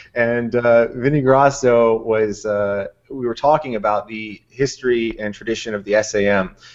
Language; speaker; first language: English; native; English